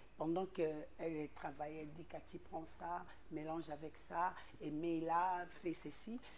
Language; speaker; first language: French; non-native, local second language; Lingala